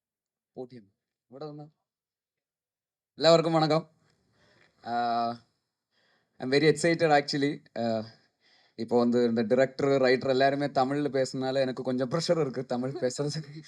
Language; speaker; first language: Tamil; non-native, learner; Malayalam